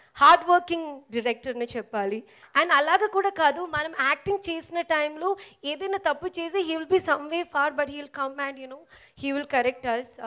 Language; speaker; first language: Telugu; non-native, learner; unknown